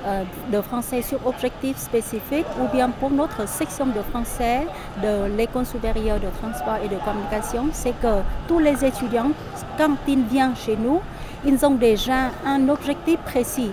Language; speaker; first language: French; non-native, fluent; Vietnamese